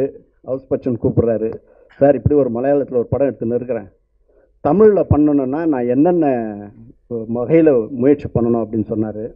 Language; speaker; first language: Tamil; native; Tamil